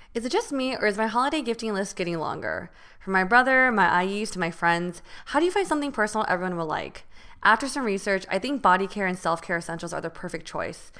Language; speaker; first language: English; early bilingual, other home language; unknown